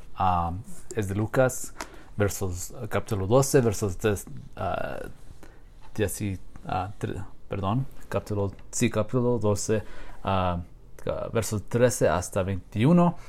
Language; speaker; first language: Spanish; non-native, learner; English